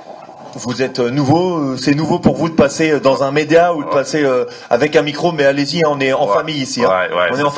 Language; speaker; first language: French; native; French